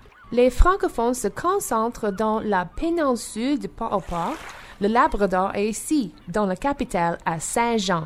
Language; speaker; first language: French; non-native, local second language; English